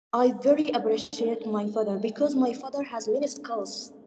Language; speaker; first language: English; non-native, learner; Arabic